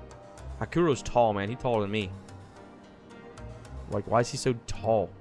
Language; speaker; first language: English; native; English